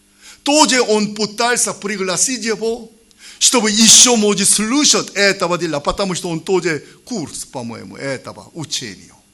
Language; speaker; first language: Russian; non-native, learner; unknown